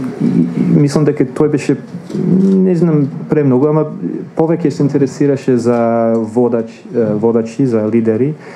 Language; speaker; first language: Macedonian; non-native, fluent; English